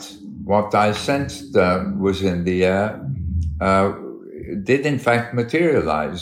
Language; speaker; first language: English; early bilingual, other home language; Arabic